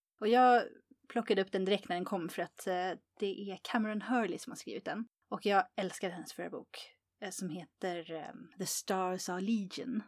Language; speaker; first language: Swedish; native; Swedish